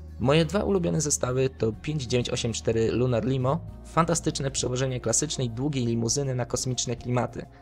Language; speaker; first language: Polish; native; Polish